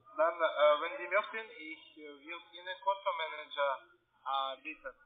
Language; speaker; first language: German; non-native, learner; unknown